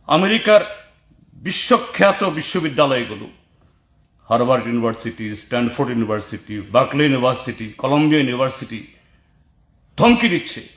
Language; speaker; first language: Bangla; native; Bangla